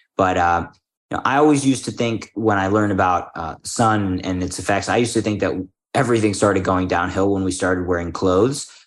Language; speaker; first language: English; native; English